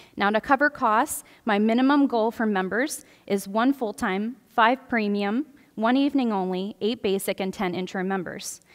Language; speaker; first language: English; native; English